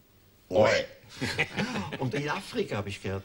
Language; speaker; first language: German; native; German